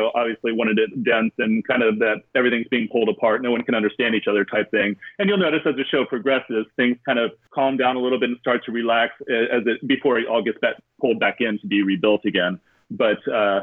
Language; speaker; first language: English; native; English